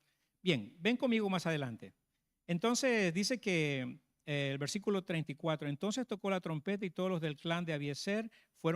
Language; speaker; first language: Spanish; native; Spanish